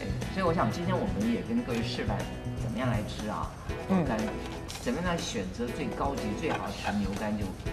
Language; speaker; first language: Chinese; native; Chinese